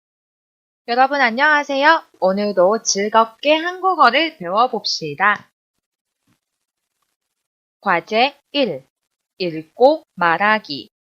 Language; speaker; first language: Korean; non-native, fluent; Chinese